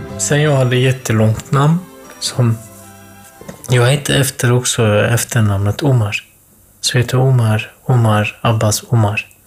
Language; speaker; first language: Swedish; non-native, fluent; Kurdish